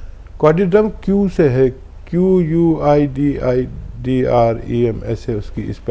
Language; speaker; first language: Hindi; native; Hindi